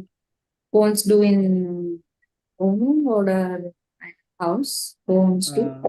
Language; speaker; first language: German; non-native, learner; Tamil